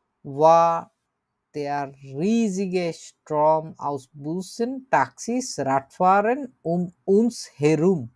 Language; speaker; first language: German; non-native, fluent; Bangla